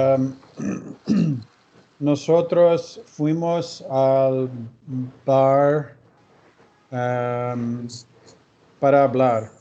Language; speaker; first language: Spanish; non-native, learner; English